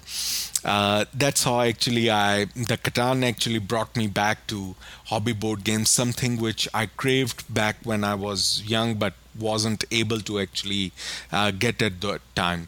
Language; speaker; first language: English; non-native, local second language; Urdu